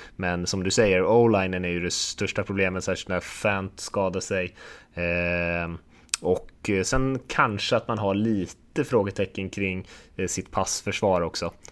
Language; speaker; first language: Swedish; native; Swedish